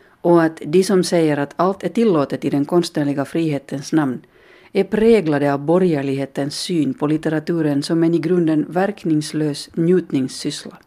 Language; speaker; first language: Swedish; native; Swedish